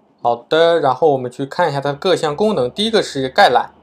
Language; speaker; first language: Chinese; native; Chinese